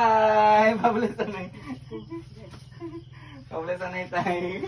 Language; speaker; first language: Filipino; non-native, local second language; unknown